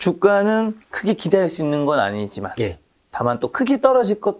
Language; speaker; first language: Korean; native; Korean